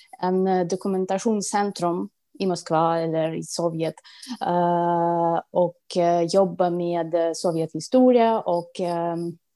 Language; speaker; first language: Swedish; non-native, fluent; Russian